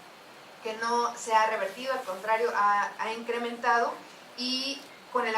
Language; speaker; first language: Spanish; native; Spanish